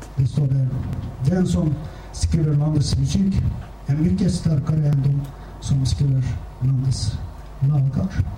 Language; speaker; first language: Swedish; non-native, fluent; Turkish